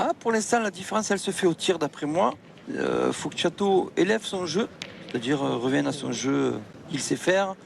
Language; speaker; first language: French; native; French